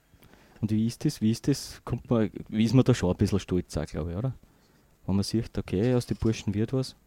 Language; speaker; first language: German; native; German